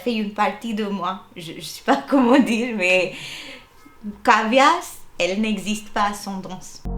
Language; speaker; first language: French; non-native, fluent; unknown